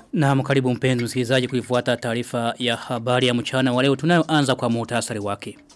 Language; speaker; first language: Swahili; non-native, local second language; Rundi